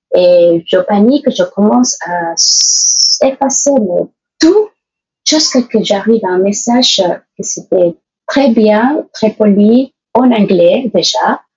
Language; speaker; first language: French; non-native, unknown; Spanish